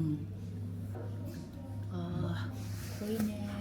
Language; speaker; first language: Japanese; native; Japanese